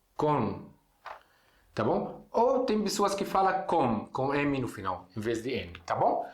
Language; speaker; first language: Portuguese; non-native, fluent; Arabic